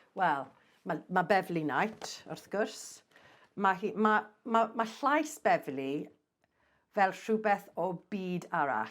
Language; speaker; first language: Welsh; non-native, local second language; English